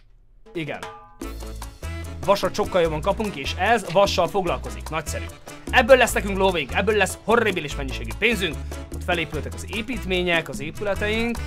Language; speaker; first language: Hungarian; native; Hungarian